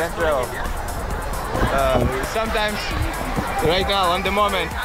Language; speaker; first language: English; non-native, learner; Russian